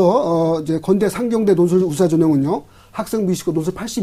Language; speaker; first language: Korean; native; Korean